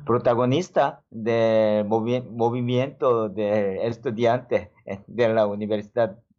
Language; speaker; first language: Spanish; non-native, learner; Korean